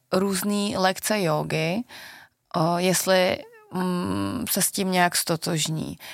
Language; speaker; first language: Czech; early bilingual, other home language; Vietnamese